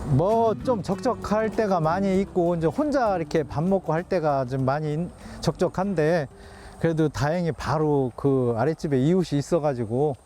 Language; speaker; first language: Korean; native; Korean